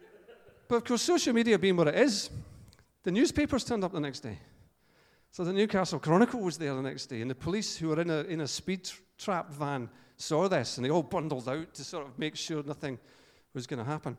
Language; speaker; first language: English; native; English